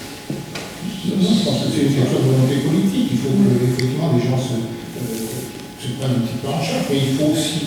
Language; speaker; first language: French; native; French